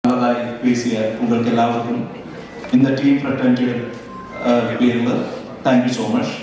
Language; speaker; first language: Tamil; non-native, learner; Malayalam